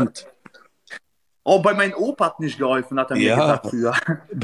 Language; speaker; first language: German; non-native, learner; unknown